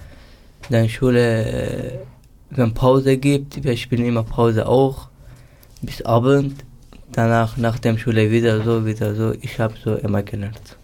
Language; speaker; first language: German; non-native, learner; Turkish